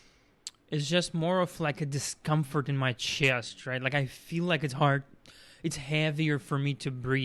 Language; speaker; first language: English; non-native, fluent; Russian